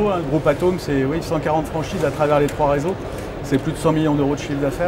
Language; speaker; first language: French; native; French